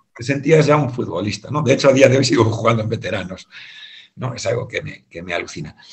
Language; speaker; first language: Spanish; native; Spanish